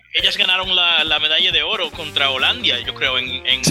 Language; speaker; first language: Spanish; early bilingual, heritage; Spanish